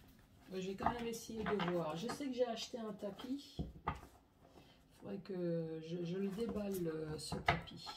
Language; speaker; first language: French; native; French